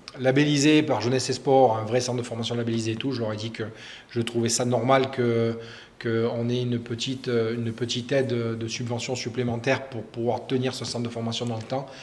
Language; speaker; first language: French; native; French